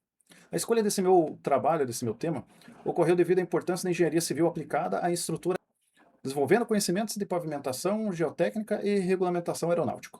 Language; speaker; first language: Portuguese; native; Portuguese